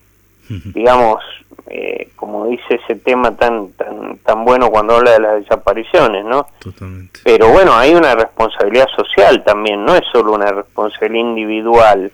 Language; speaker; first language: Spanish; native; Spanish